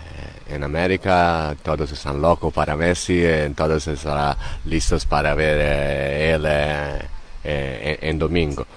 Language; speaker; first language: Spanish; non-native, learner; Italian